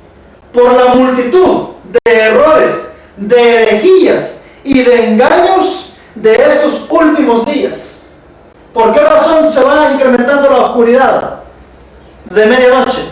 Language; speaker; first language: Spanish; native; Spanish